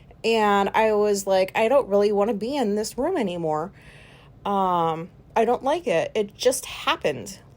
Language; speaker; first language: English; native; English